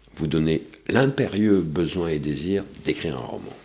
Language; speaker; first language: French; native; French